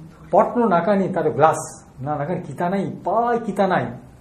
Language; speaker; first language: Japanese; non-native, fluent; Bangla